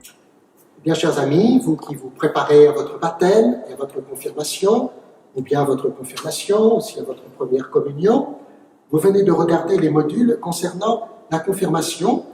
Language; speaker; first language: French; native; French